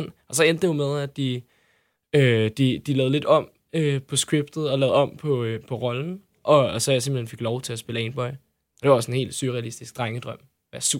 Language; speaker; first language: Danish; native; Danish